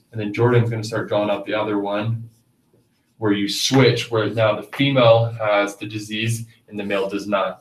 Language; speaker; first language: English; native; English